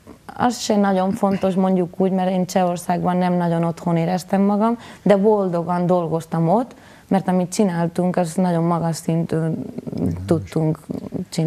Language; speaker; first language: Hungarian; non-native, learner; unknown